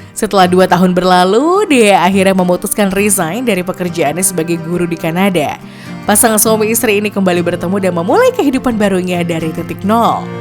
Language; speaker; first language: Indonesian; native; Indonesian